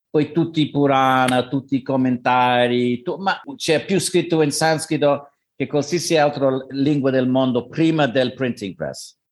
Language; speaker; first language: Italian; non-native, learner; English